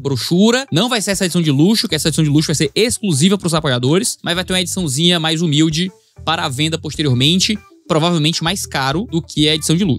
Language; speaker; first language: Portuguese; native; Portuguese